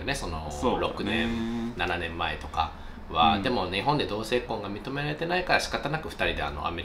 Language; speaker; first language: Japanese; native; Japanese